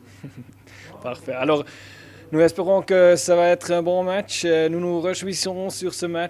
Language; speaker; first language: French; non-native, fluent; German